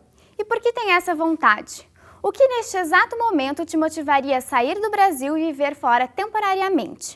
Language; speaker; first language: Portuguese; native; Portuguese